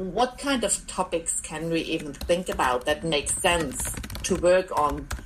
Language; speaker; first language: English; non-native, fluent; German